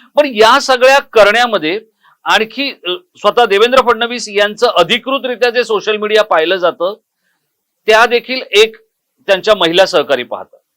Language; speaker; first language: Marathi; native; Marathi